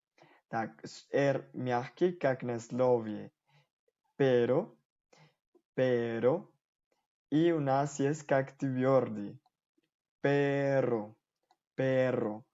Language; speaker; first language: Russian; non-native, fluent; Spanish